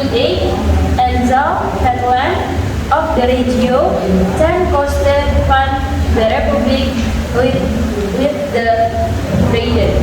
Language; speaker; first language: Dutch; non-native, learner; Indonesian